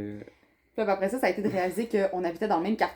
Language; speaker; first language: French; native; French